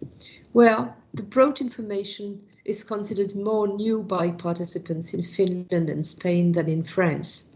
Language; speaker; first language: English; non-native, fluent; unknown